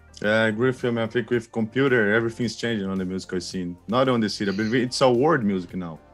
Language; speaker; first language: English; non-native, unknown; Portuguese